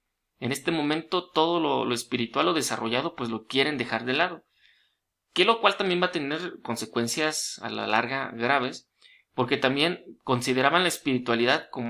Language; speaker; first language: Spanish; native; Spanish